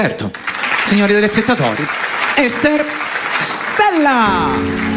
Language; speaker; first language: Italian; native; Italian